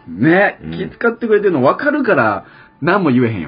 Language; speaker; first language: Japanese; native; Japanese